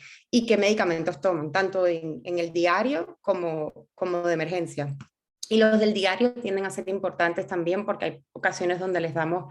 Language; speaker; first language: Spanish; native; Spanish